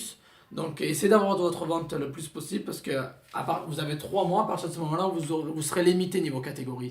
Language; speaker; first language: French; native; French